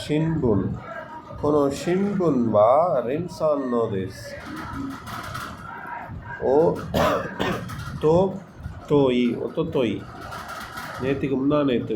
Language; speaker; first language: Japanese; non-native, learner; Tamil